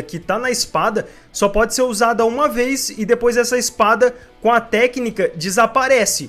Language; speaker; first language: Portuguese; native; Portuguese